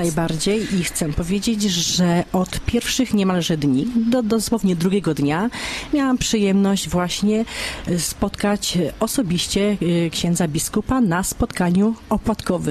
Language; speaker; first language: Polish; native; Polish